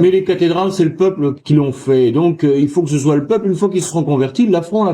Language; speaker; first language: French; native; French